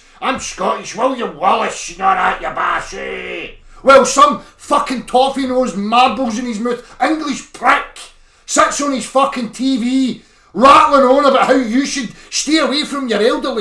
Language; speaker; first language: English; native; English